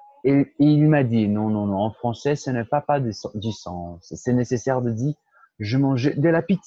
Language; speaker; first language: French; non-native, fluent; Portuguese